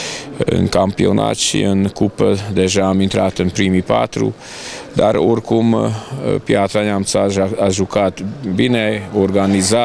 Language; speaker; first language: Romanian; non-native, local second language; Hungarian